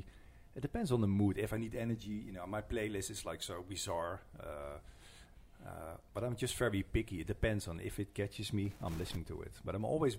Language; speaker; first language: English; non-native, fluent; Dutch